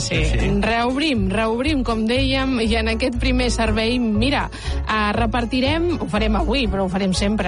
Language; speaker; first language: Catalan; native; Catalan